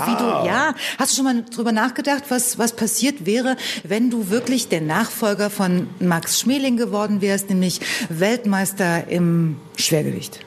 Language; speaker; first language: German; native; German